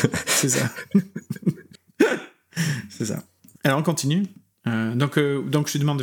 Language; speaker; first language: French; native; French